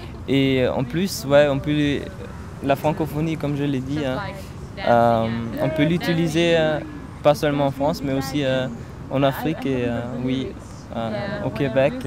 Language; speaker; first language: French; non-native, fluent; German